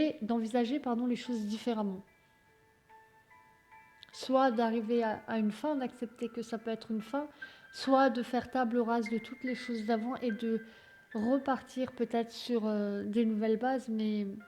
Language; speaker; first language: French; native; French